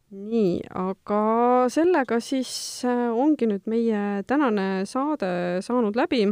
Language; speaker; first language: Estonian; native; Estonian